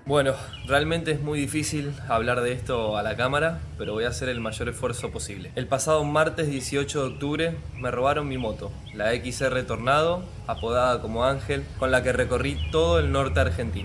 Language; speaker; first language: Spanish; native; Spanish